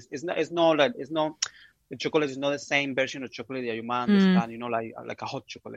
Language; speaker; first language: English; non-native, fluent; Spanish